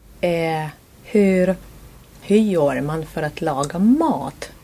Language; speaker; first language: Swedish; non-native, learner; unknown